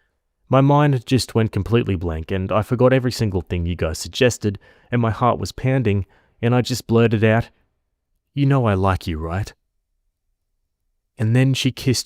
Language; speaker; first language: English; native; English